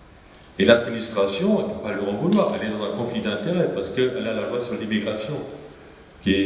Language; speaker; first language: French; native; French